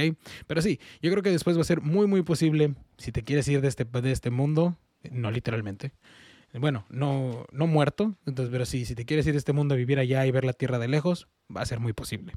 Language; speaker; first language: Spanish; early bilingual, heritage; Spanish